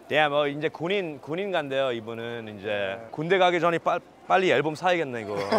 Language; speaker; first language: Korean; early bilingual, heritage; Korean